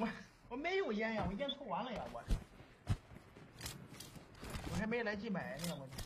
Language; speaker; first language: Chinese; native; Chinese